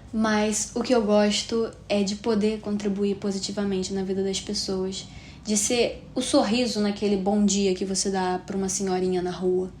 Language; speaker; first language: Portuguese; native; Portuguese